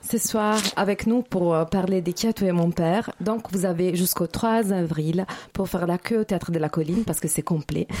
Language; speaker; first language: French; non-native, fluent; Italian